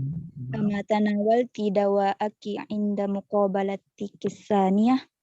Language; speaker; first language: Arabic; non-native, learner; Indonesian